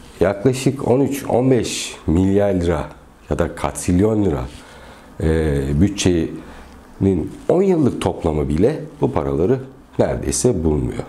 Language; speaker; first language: Turkish; native; Turkish